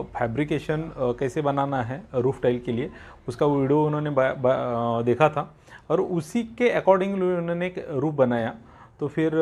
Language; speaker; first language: Hindi; non-native, local second language; Marathi